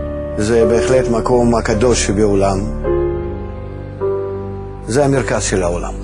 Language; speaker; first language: Hebrew; non-native, fluent; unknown